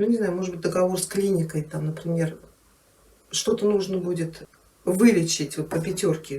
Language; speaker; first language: Russian; native; Russian